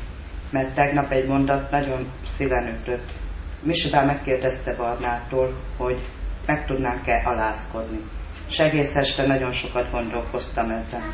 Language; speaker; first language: Hungarian; native; Hungarian